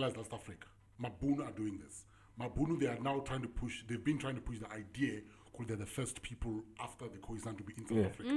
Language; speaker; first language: English; non-native, local second language; Tsonga